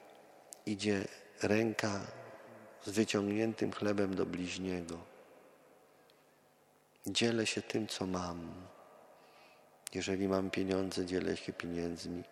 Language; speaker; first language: Polish; native; Polish